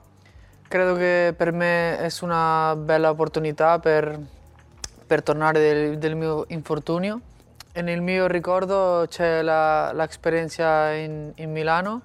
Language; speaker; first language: Italian; non-native, fluent; Spanish